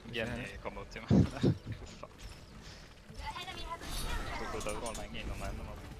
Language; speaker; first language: Swedish; native; Swedish